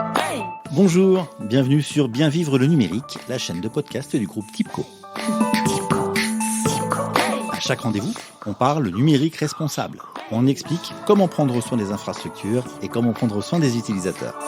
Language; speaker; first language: French; native; French